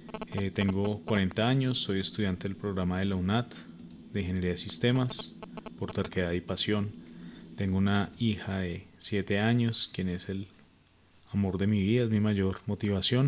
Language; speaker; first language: Spanish; native; Spanish